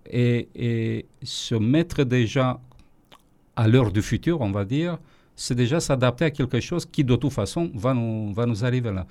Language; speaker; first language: French; non-native, fluent; Romanian